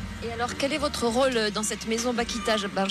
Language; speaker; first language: French; native; French